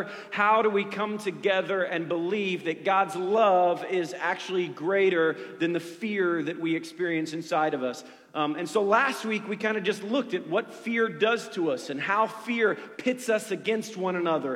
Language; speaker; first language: English; native; English